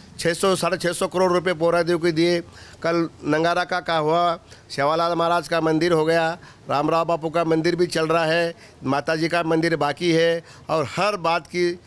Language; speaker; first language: Hindi; non-native, local second language; Lambadi